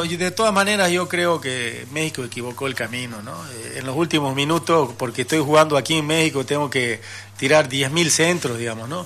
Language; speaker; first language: Spanish; native; Spanish